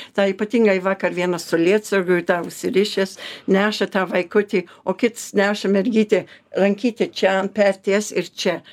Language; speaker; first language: Lithuanian; early bilingual, heritage; Lithuanian